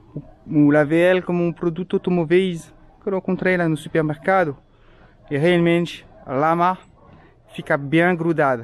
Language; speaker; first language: Portuguese; non-native, fluent; French